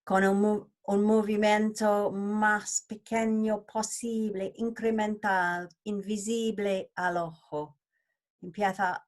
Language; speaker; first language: Spanish; non-native, learner; English